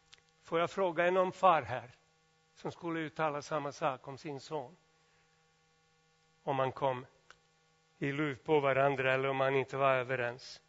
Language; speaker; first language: Swedish; non-native, fluent; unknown